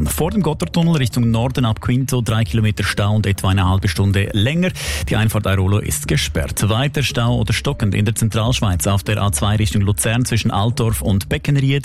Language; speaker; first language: German; native; German